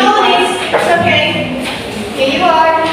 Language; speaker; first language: English; non-native, fluent; Indonesian